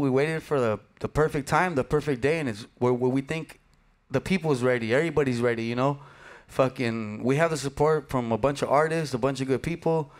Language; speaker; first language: English; early bilingual, other home language; Spanish